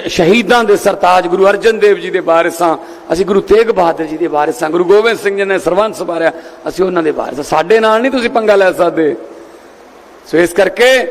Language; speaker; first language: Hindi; non-native, local second language; Punjabi